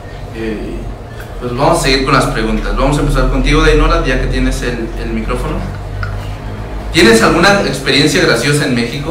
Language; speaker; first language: Spanish; native; Spanish